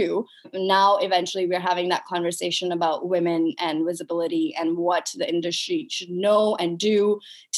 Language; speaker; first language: English; non-native, local second language; Urdu